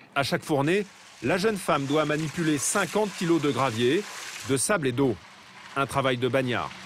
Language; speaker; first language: French; native; French